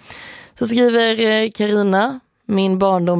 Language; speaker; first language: Swedish; native; Swedish